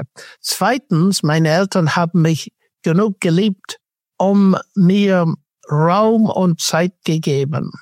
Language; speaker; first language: German; non-native, fluent; English